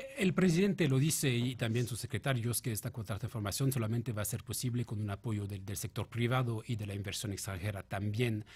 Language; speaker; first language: Spanish; non-native, fluent; French